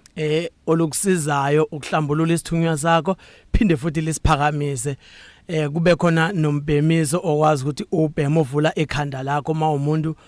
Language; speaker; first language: Zulu; native; Zulu